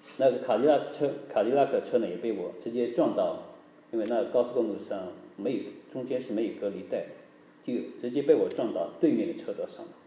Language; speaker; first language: Chinese; native; Chinese